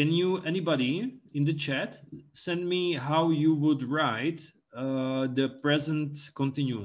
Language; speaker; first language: English; non-native, local second language; Czech